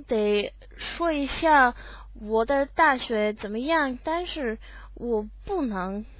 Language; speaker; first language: Chinese; non-native, learner; English